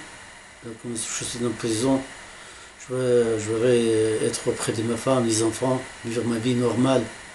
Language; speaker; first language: French; non-native, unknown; Arabic